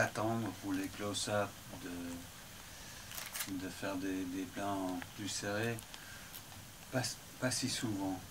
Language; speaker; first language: French; non-native, fluent; English